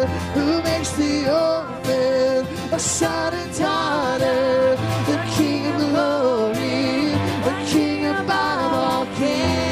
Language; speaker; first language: English; native; English